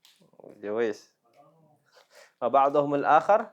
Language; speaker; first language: Arabic; non-native, fluent; Indonesian